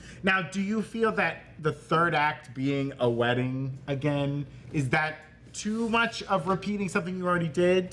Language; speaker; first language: English; native; English